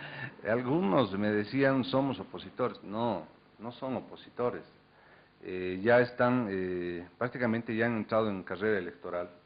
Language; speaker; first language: Spanish; native; Spanish